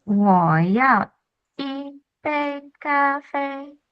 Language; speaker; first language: Chinese; non-native, learner; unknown